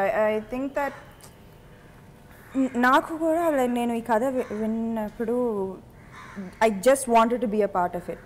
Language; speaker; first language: Telugu; non-native, fluent; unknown